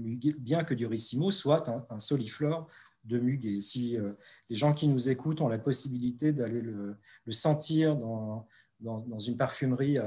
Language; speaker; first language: French; native; French